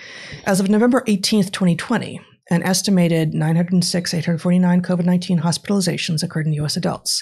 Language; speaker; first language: English; native; English